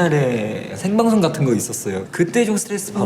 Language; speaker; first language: Korean; non-native, fluent; Chinese